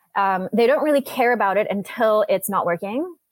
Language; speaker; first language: English; native; English